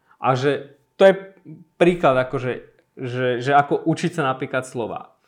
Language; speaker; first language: Slovak; early bilingual, other home language; Armenian